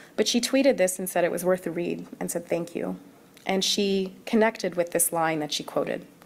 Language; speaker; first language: English; early bilingual, other home language; Arabic